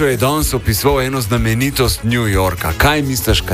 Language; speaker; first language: Slovenian; native; Slovenian